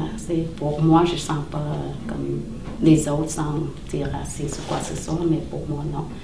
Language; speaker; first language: French; non-native, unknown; Khmer